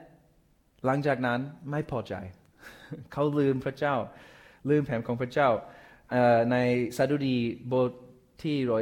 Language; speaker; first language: Thai; non-native, fluent; English